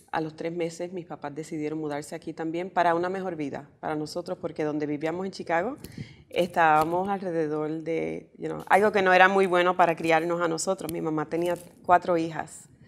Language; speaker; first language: Spanish; early bilingual, heritage; Spanish